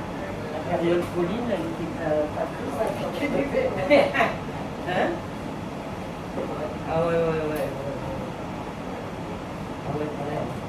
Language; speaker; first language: French; native; French